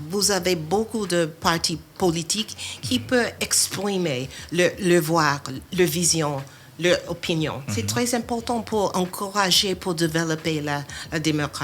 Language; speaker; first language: French; non-native, fluent; English